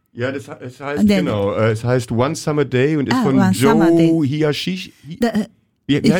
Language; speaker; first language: German; native; German